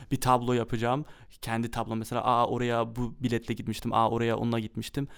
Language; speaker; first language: Turkish; early bilingual, heritage; Turkish